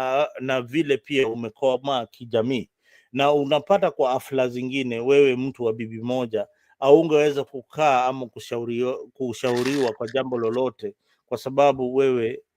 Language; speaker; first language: Swahili; non-native, local second language; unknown